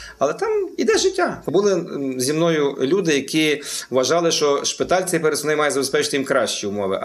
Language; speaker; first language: Ukrainian; native; Ukrainian